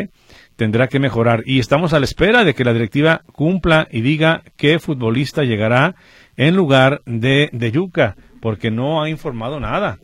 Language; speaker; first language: Spanish; native; Spanish